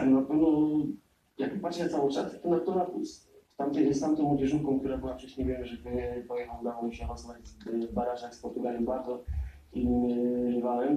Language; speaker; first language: Polish; native; Polish